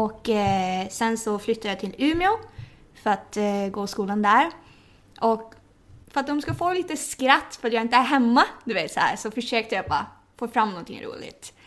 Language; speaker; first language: Swedish; early bilingual, other home language; Thai